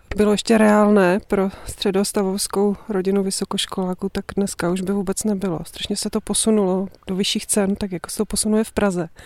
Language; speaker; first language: Czech; native; Czech